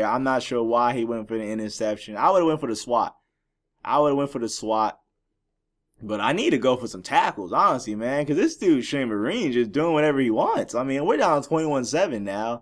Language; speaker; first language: English; native; English